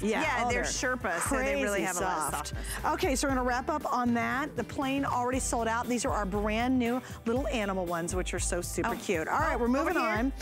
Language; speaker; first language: English; native; English